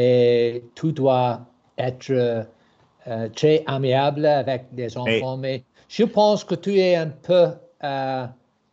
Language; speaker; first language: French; non-native, learner; English